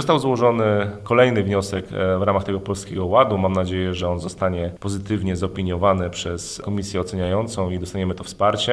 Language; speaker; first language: Polish; native; Polish